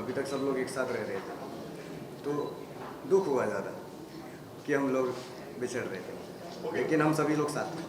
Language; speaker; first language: Hindi; native; Hindi